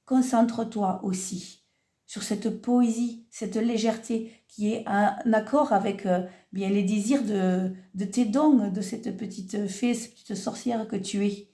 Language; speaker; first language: French; native; French